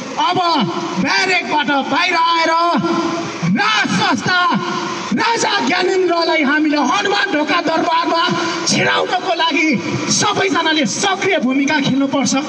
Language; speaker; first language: Nepali; non-native, local second language; Newari